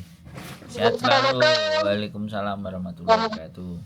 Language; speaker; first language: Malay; non-native, local second language; Javanese